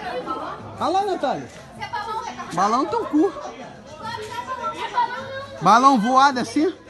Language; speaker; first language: Portuguese; native; Portuguese